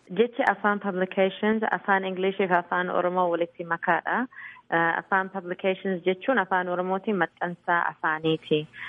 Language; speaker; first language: Oromo; early bilingual, heritage; Oromo